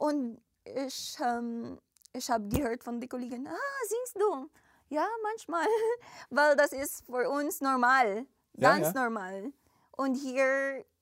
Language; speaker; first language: German; non-native, learner; Filipino